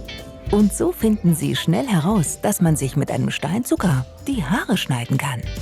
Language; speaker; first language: German; native; German